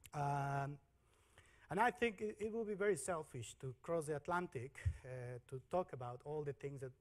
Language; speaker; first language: English; non-native, fluent; Spanish